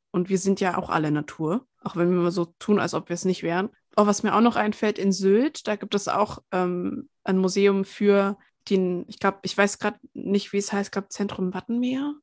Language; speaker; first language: German; native; German